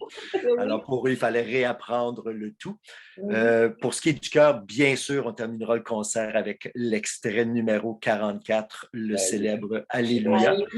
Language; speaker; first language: French; native; French